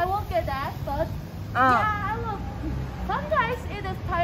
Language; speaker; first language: English; non-native, fluent; Chinese